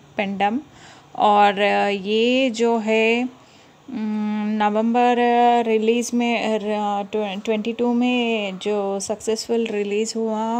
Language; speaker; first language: Hindi; non-native, local second language; Telugu